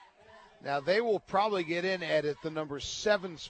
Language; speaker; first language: English; native; English